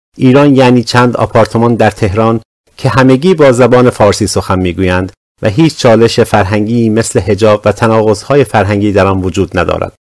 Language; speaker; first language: Persian; non-native, local second language; Azerbaijani